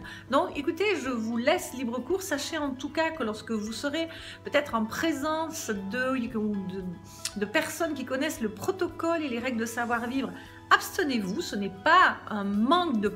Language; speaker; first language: French; native; French